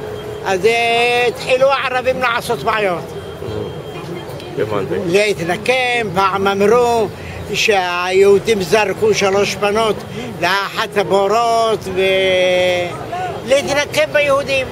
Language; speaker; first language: Hebrew; early bilingual, other home language; Arabic